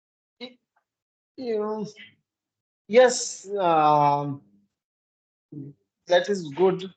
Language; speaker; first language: English; non-native, learner; Hindi